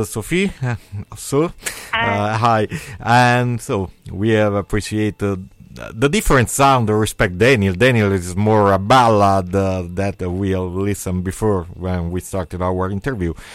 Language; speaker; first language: English; non-native, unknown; Italian